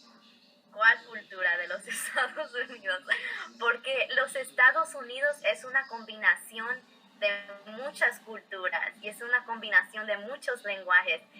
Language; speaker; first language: Spanish; early bilingual, heritage; Spanish